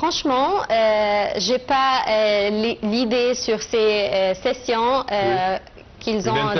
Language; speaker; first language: French; non-native, fluent; Arabic